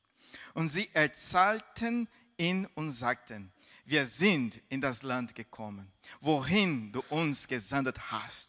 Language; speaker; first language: German; non-native, fluent; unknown